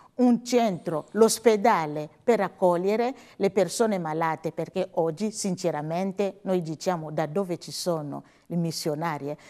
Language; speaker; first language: Italian; non-native, learner; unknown